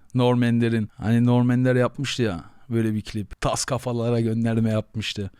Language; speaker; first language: Turkish; native; Turkish